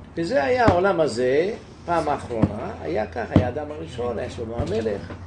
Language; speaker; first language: Hebrew; native; Hebrew